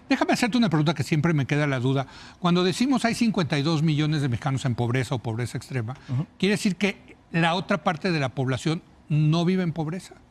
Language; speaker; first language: Spanish; native; Spanish